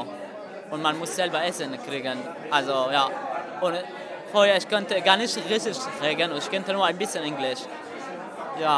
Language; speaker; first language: German; non-native, learner; Arabic